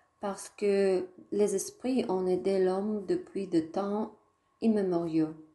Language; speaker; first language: French; non-native, fluent; Russian